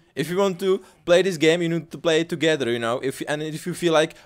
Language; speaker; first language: English; non-native, learner; Czech